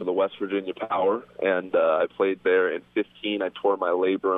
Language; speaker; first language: English; native; English